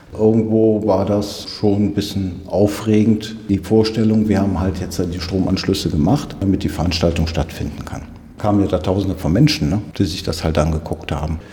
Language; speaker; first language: German; native; German